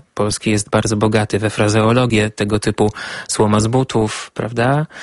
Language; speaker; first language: Polish; native; Polish